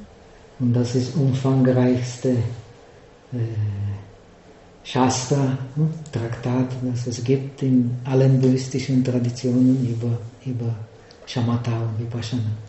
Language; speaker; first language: German; non-native, fluent; Czech